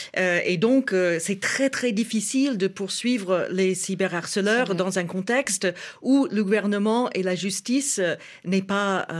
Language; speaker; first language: French; non-native, fluent; English